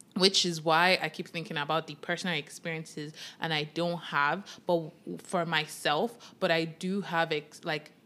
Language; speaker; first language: English; non-native, local second language; Yoruba